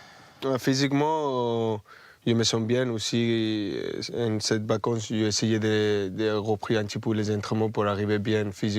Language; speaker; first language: French; non-native, fluent; Spanish